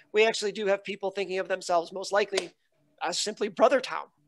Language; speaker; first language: English; native; English